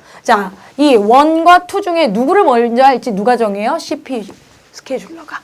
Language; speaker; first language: Korean; native; Korean